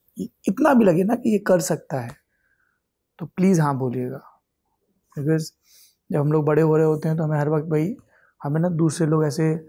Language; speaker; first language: Hindi; native; Hindi